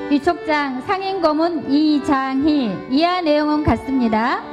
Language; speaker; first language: Korean; native; Korean